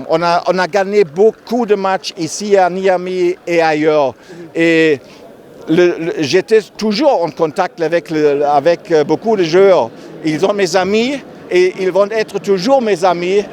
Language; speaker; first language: French; non-native, learner; German